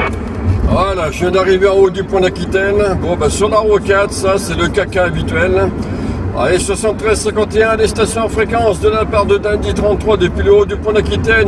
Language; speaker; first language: French; native; French